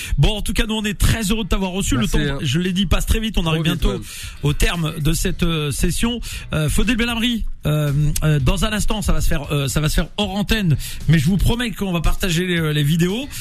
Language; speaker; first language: French; native; French